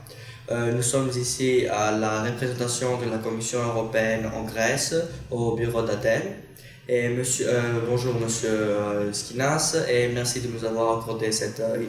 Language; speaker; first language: French; non-native, learner; Greek